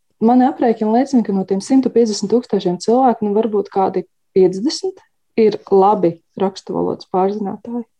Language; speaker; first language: Latvian; native; Latvian